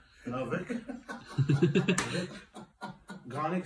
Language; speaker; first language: German; non-native, learner; Albanian